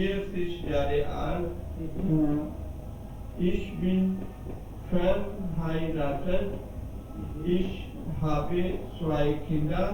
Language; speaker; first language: German; non-native, learner; Urdu